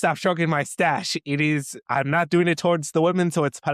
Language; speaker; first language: English; native; English